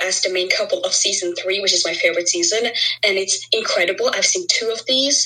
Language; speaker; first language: English; non-native, fluent; Norwegian